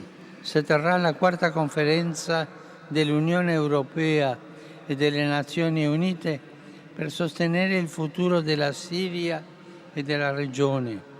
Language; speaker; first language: Italian; non-native, fluent; Spanish